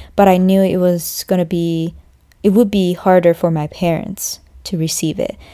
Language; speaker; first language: English; non-native, fluent; Japanese